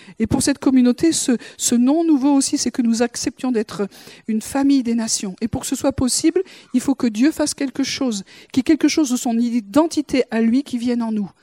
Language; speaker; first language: French; native; French